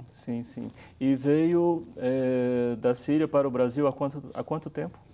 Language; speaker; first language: Portuguese; native; Portuguese